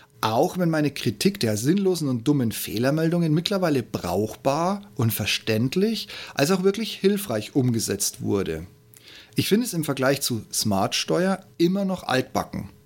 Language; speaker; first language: German; native; German